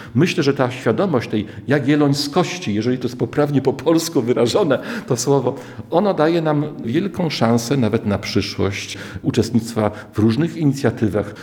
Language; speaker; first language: Polish; native; Polish